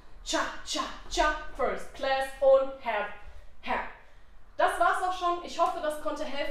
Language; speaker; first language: German; native; German